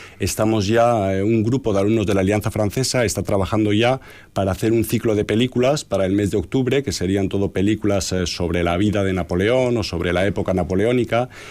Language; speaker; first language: Spanish; early bilingual, heritage; Spanish